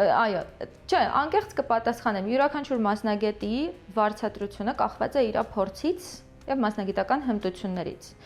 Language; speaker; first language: Armenian; early bilingual, other home language; Russian